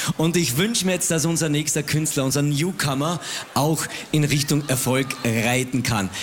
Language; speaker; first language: German; native; German